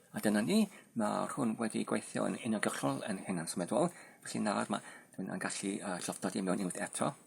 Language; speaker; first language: Welsh; non-native, learner; Polish